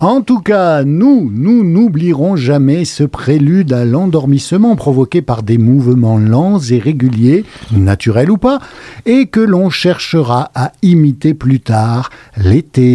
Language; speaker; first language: French; native; French